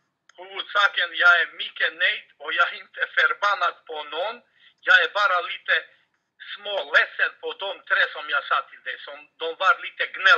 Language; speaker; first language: Swedish; non-native, fluent; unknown